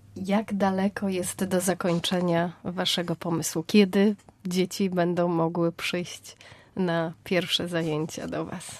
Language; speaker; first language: Polish; native; Polish